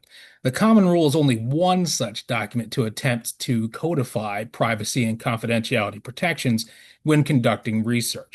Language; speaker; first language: English; native; English